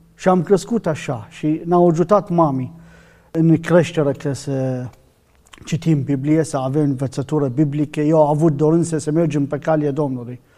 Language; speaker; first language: Romanian; non-native, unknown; Arabic